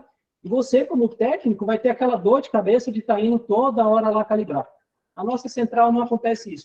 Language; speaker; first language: Portuguese; native; Portuguese